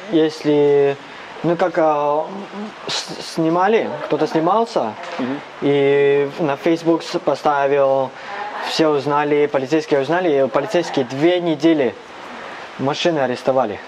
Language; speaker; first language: Russian; non-native, learner; Cantonese